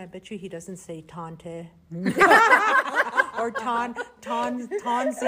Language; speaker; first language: English; non-native, fluent; Cree